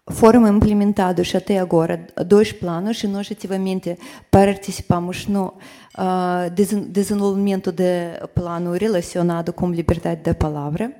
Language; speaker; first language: Portuguese; non-native, fluent; Russian